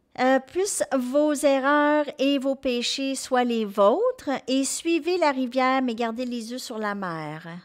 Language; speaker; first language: French; native; French